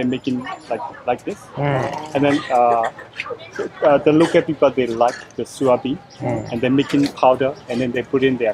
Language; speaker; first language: English; non-native, fluent; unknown